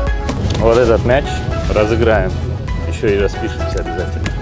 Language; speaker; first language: Russian; native; Russian